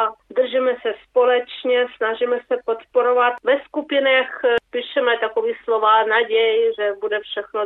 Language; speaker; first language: Czech; early bilingual, heritage; Czech